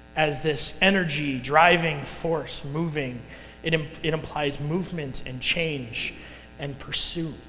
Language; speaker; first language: English; native; English